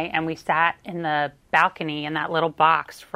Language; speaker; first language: English; native; English